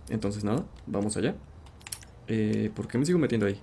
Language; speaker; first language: Spanish; native; Spanish